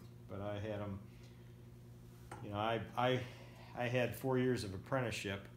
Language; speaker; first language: English; native; English